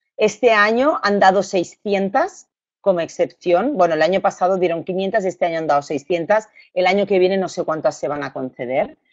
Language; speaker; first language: Spanish; native; Spanish